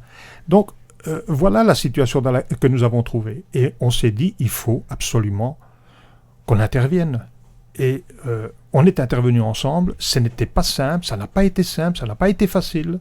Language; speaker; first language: French; native; French